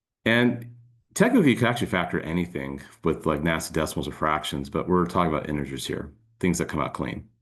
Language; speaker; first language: English; native; English